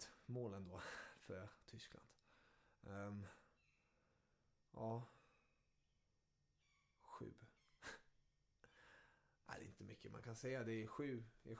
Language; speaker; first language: Swedish; early bilingual, other home language; German